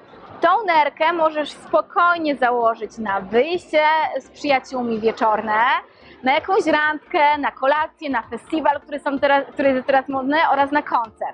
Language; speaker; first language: Polish; native; Polish